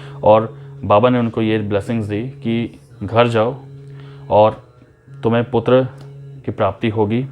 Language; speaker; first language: Hindi; native; Hindi